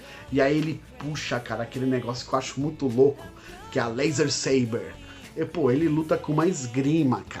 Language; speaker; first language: Portuguese; native; Portuguese